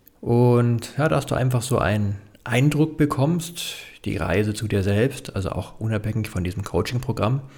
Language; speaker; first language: German; native; German